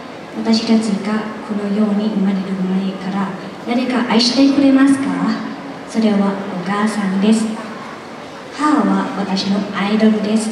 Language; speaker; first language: Japanese; non-native, learner; Thai